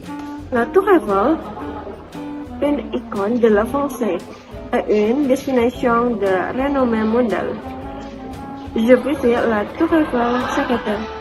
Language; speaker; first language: French; non-native, learner; Indonesian